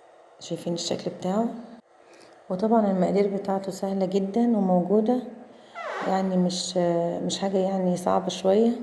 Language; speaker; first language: Arabic; native; Arabic